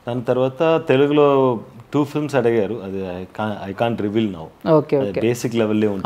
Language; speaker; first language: Telugu; non-native, learner; Tamil